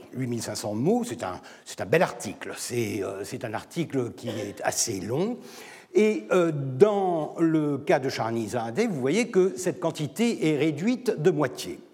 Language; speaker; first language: French; non-native, fluent; Turkish